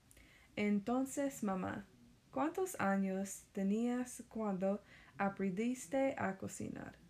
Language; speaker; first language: Spanish; early bilingual, other home language; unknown